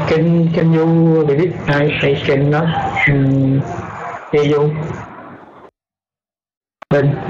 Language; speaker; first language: English; non-native, learner; Vietnamese